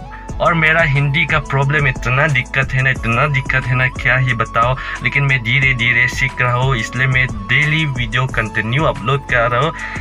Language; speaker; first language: Hindi; non-native, learner; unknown